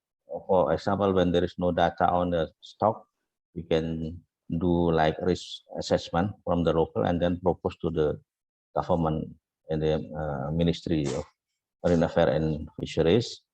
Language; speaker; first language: English; non-native, fluent; Indonesian